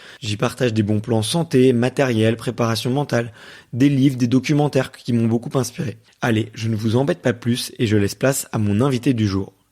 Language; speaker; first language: French; native; French